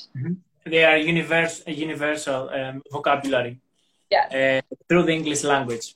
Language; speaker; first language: English; non-native, fluent; Greek